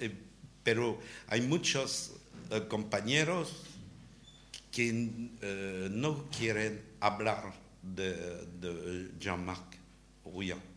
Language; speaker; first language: Spanish; non-native, learner; French